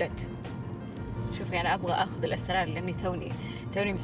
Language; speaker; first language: Arabic; native; Arabic